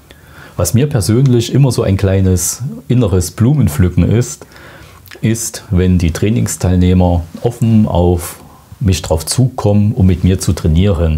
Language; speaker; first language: German; native; German